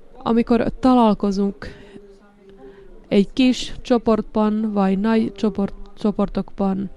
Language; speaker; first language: Hungarian; non-native, learner; Finnish